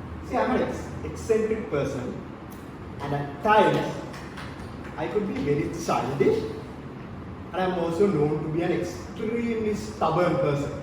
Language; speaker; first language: English; non-native, local second language; Sinhala